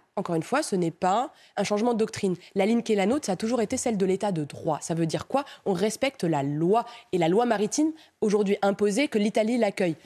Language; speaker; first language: French; native; French